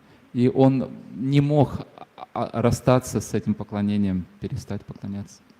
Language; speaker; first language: Russian; native; Russian